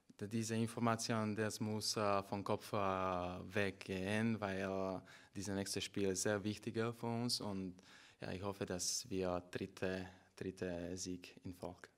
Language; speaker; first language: German; non-native, learner; Slovak